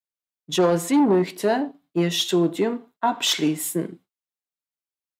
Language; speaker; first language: German; non-native, fluent; Croatian